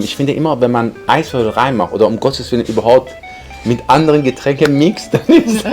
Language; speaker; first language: German; non-native, fluent; Persian